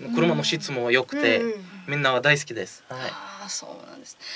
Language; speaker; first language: Japanese; non-native, fluent; Bulgarian